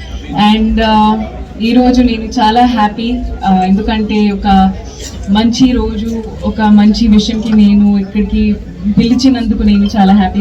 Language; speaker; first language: Telugu; non-native, fluent; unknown